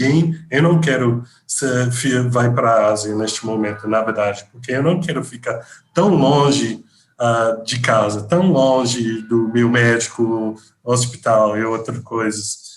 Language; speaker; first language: Portuguese; non-native, fluent; English